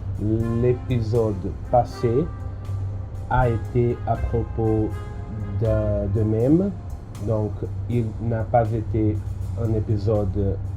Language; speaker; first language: French; non-native, learner; Portuguese